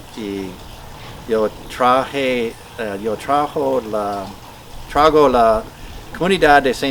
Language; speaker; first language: Spanish; non-native, learner; English